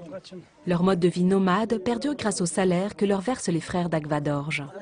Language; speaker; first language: French; native; French